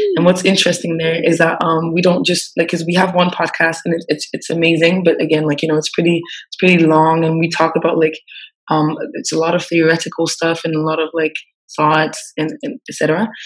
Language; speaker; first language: English; non-native, fluent; French